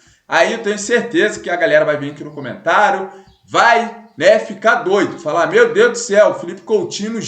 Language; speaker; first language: Portuguese; native; Portuguese